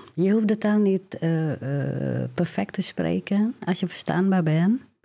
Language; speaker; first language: Dutch; non-native, fluent; Indonesian